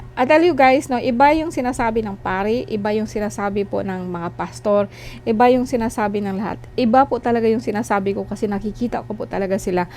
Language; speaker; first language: Filipino; non-native, local second language; Cebuano